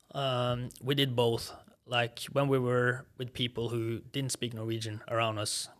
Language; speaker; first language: English; non-native, fluent; Norwegian